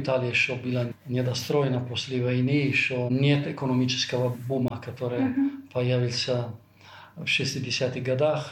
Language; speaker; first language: Russian; non-native, fluent; Italian